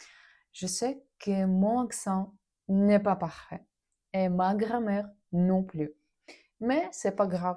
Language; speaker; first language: French; non-native, learner; Russian